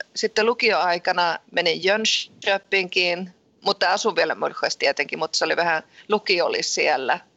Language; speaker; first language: Finnish; early bilingual, heritage; Finnish